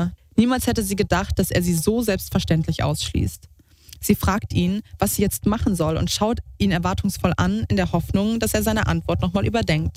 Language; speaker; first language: German; native; German